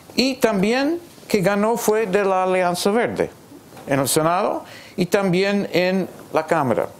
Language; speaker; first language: Spanish; non-native, fluent; English